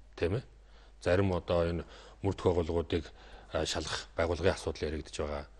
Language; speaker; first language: Mongolian; native; Mongolian